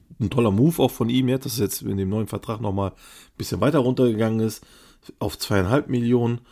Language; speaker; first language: German; early bilingual, other home language; Turkish